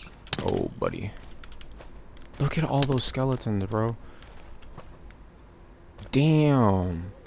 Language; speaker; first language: English; native; English